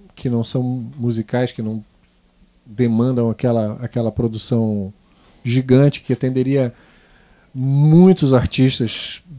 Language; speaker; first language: Portuguese; non-native, fluent; Italian